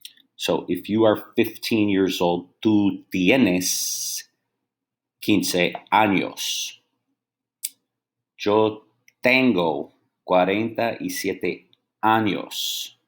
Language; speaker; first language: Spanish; non-native, fluent; English